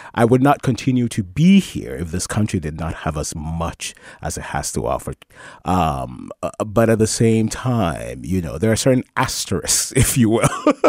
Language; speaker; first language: English; early bilingual, other home language; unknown